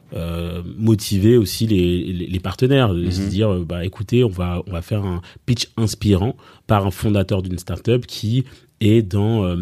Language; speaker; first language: French; native; French